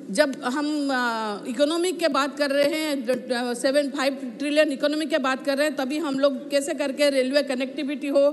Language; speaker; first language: Hindi; non-native, local second language; Odia